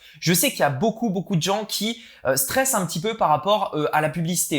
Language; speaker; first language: French; native; French